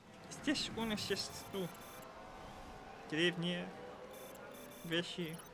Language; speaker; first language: Russian; non-native, learner; English